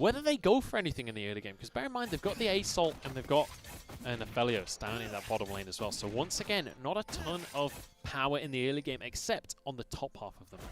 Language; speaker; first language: English; native; English